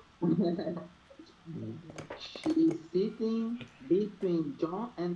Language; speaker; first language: English; non-native, learner; Portuguese